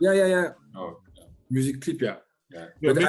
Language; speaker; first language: English; non-native, learner; French